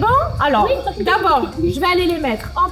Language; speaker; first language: French; native; French